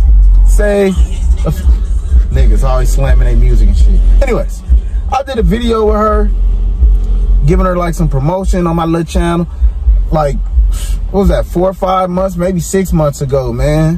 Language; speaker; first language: English; native; English